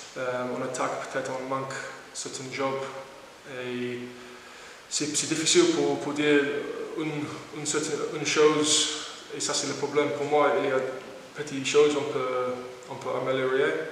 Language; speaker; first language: French; non-native, learner; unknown